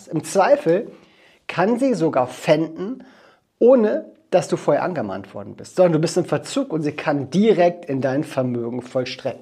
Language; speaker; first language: German; native; German